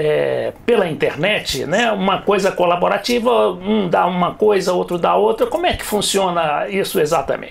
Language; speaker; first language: Portuguese; native; Portuguese